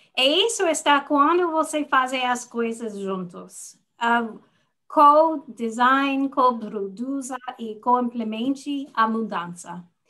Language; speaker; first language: Portuguese; non-native, learner; English